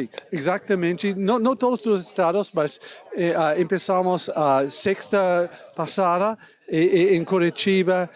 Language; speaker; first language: Portuguese; non-native, learner; English